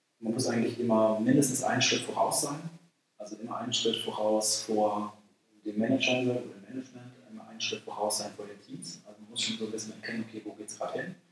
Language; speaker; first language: German; native; German